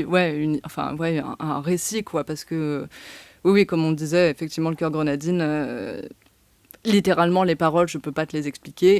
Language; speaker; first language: French; native; French